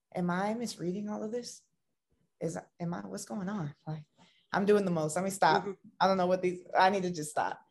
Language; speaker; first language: English; native; English